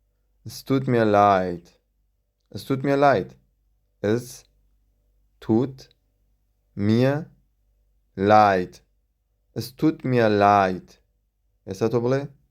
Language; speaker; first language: German; non-native, fluent; Central Kurdish